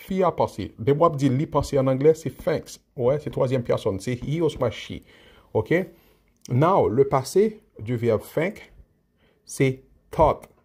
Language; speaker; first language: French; non-native, local second language; Haitian Creole